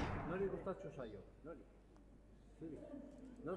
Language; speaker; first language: Basque; non-native, local second language; Spanish